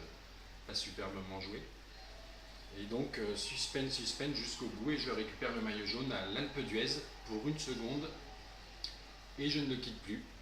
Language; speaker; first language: French; native; French